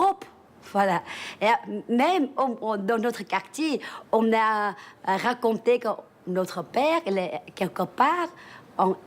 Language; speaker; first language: French; early bilingual, other home language; Vietnamese